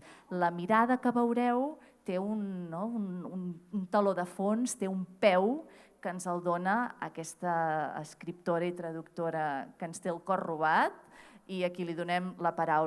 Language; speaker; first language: Catalan; native; Catalan